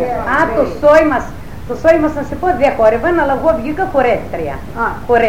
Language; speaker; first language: Greek; native; Greek